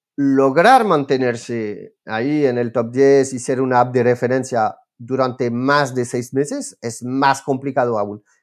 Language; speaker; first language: Spanish; non-native, fluent; French